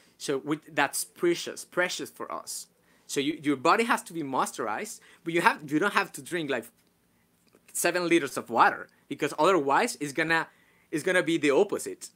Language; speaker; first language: English; non-native, fluent; Spanish